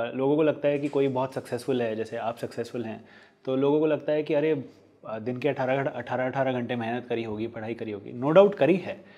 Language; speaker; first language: Hindi; native; Hindi